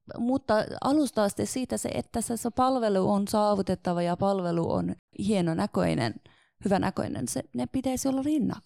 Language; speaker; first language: Finnish; non-native, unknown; Persian